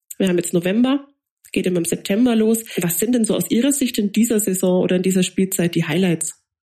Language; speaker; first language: German; native; German